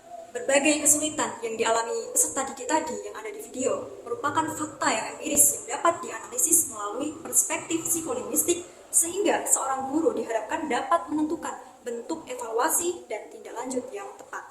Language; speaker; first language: Indonesian; native; Indonesian